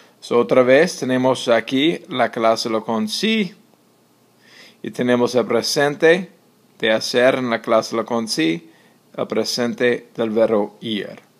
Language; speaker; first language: Spanish; non-native, fluent; English